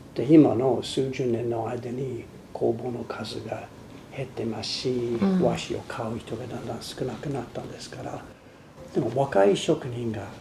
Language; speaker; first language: Japanese; non-native, fluent; English